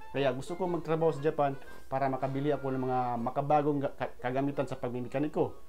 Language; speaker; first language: Filipino; non-native, local second language; Cebuano